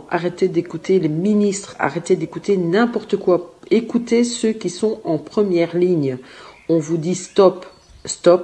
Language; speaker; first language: French; native; French